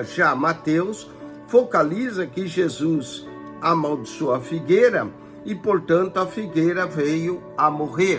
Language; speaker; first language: Portuguese; native; Portuguese